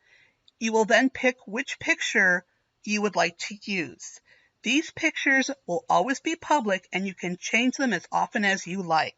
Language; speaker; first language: English; native; English